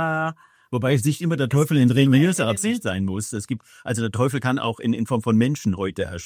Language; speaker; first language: German; native; German